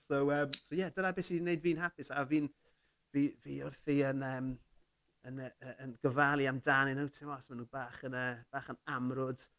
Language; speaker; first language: Welsh; native; Welsh